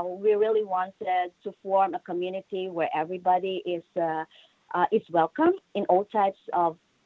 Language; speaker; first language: English; non-native, local second language; Filipino